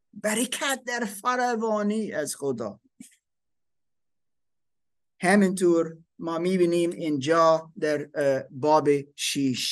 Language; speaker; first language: Persian; non-native, learner; German